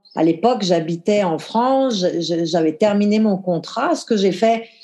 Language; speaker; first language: French; native; French